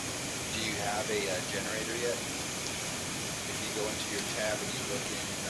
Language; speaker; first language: English; native; English